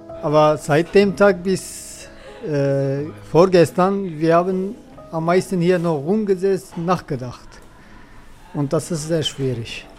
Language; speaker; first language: German; non-native, learner; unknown